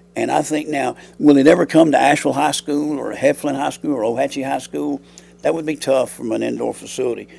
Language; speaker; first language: English; native; English